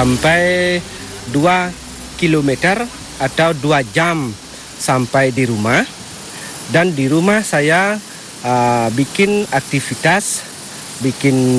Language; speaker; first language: Indonesian; non-native, local second language; Balinese